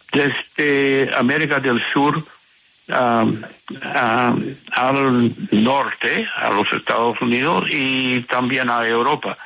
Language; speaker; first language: Spanish; non-native, fluent; English